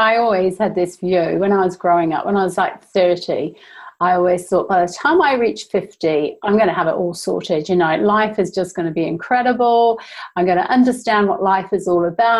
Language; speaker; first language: English; native; English